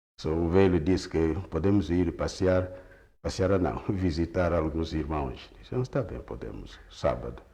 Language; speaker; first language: Portuguese; non-native, local second language; Kongo